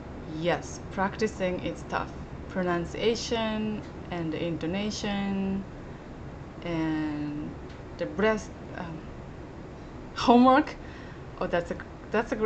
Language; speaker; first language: English; non-native, fluent; Japanese